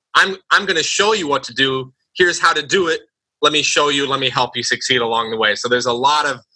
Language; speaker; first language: English; native; English